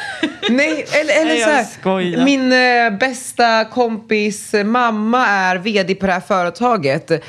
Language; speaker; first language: Swedish; native; Swedish